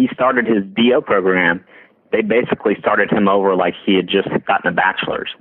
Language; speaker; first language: English; native; English